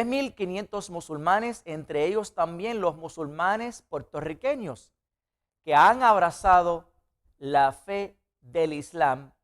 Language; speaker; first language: Spanish; non-native, fluent; Arabic